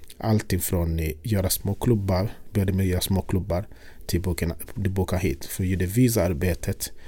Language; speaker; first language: Swedish; non-native, fluent; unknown